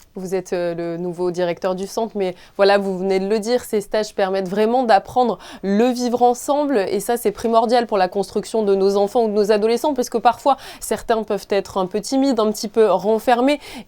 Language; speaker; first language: French; native; French